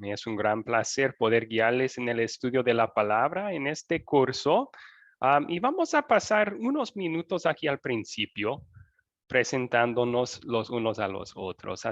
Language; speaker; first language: Spanish; non-native, fluent; English